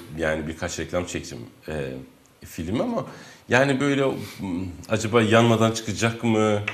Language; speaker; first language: Turkish; non-native, local second language; Kurdish